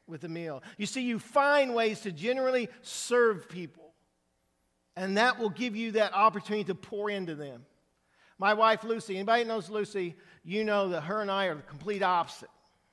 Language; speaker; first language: English; native; English